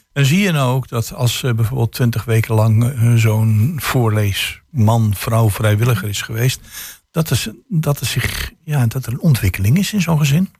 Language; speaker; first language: Dutch; native; Dutch